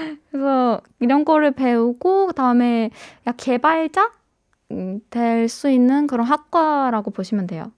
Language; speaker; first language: Korean; non-native, fluent; Persian